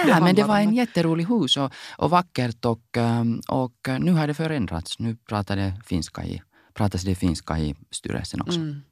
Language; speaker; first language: Swedish; non-native, local second language; Finnish